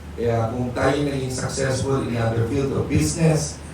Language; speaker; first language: English; non-native, local second language; Filipino